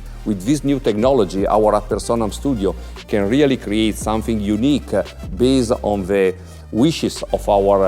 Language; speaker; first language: English; non-native, fluent; Italian